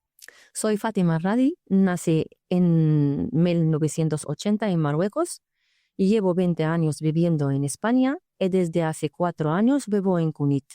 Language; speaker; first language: Spanish; non-native, fluent; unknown